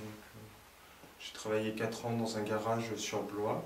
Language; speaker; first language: French; native; French